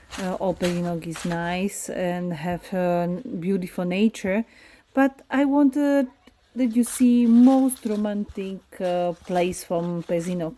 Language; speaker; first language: English; non-native, learner; Slovak